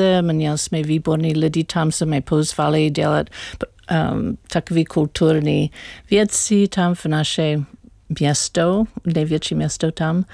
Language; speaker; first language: Czech; non-native, learner; English